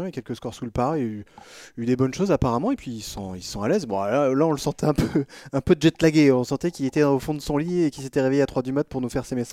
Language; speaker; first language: French; native; French